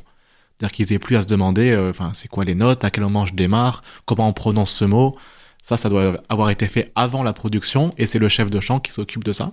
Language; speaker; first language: French; native; French